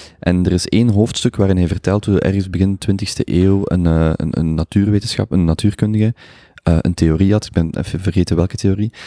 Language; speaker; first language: Dutch; native; Dutch